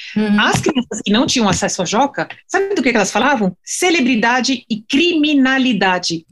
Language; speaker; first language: Portuguese; non-native, fluent; French